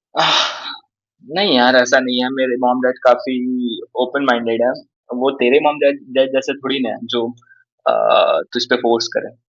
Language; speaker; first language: Hindi; native; Hindi